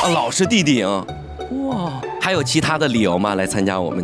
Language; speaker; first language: Chinese; native; Chinese